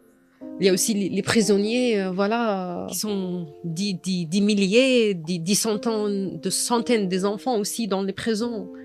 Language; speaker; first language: French; non-native, fluent; Arabic